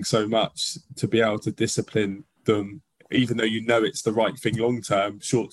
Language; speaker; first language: English; native; English